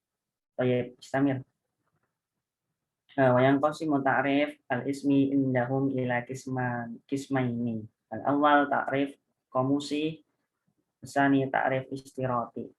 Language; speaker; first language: Arabic; non-native, learner; Indonesian